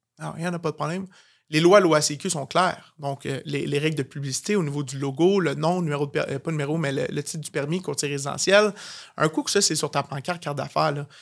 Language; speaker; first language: French; native; French